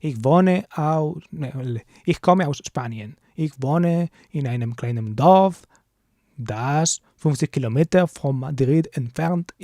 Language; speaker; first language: German; non-native, learner; Spanish